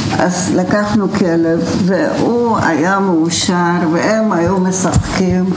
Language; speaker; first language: Hebrew; early bilingual, other home language; Bulgarian